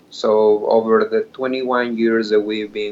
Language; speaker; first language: English; non-native, fluent; Spanish